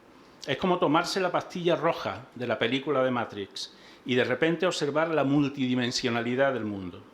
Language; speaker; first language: Spanish; native; Spanish